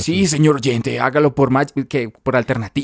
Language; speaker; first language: Spanish; native; Spanish